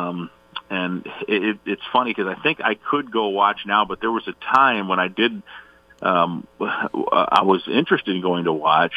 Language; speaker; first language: English; native; English